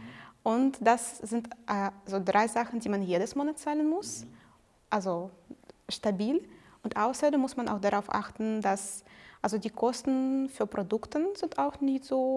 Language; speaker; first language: German; non-native, fluent; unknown